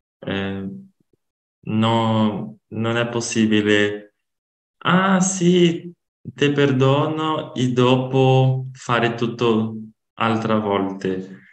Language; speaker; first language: Italian; non-native, learner; Portuguese